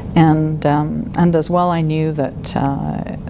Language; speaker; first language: English; native; English